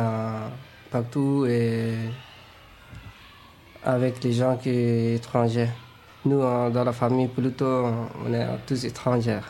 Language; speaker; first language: French; non-native, fluent; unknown